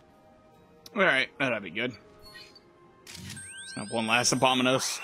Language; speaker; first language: English; native; English